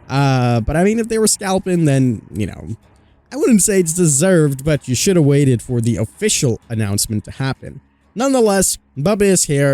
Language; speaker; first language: English; native; English